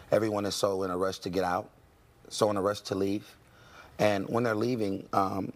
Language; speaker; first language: English; native; English